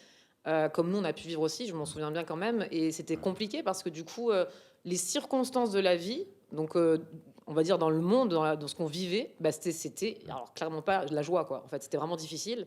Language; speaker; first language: French; native; French